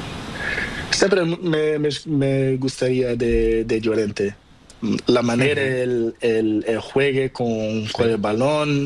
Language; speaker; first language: Spanish; non-native, learner; Portuguese